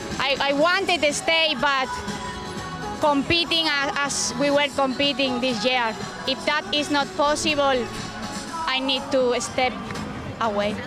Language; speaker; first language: English; non-native, fluent; Spanish